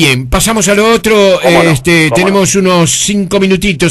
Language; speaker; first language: Spanish; native; Spanish